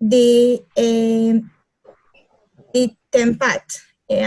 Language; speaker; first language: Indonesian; non-native, learner; Hebrew